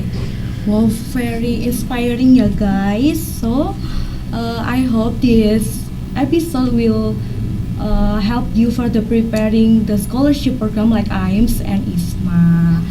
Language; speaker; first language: English; non-native, learner; Indonesian